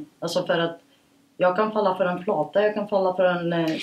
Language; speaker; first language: Swedish; early bilingual, other home language; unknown